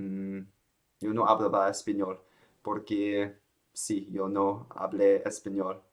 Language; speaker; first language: Spanish; non-native, learner; Chinese